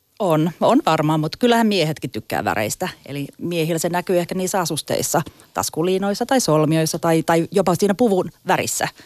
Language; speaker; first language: Finnish; native; Finnish